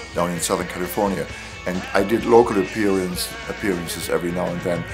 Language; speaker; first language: English; non-native, fluent; German